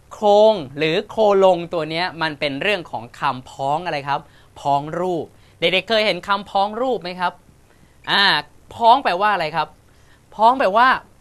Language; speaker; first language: Thai; native; Thai